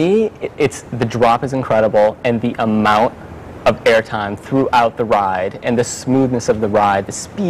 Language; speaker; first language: English; native; English